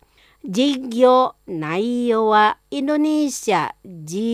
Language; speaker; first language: Japanese; non-native, fluent; Indonesian